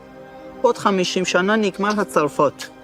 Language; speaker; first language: Hebrew; non-native, fluent; Persian